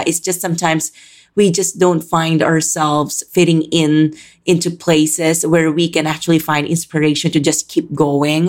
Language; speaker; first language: English; non-native, local second language; Filipino